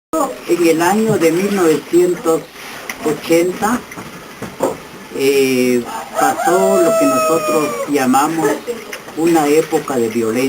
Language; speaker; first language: Spanish; non-native, local second language; Kʼicheʼ